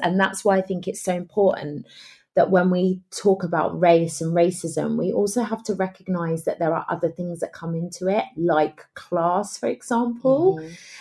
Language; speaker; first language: English; native; English